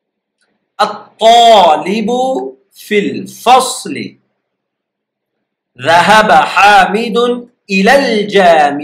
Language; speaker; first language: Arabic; non-native, fluent; Urdu